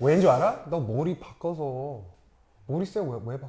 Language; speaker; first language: Korean; early bilingual, other home language; English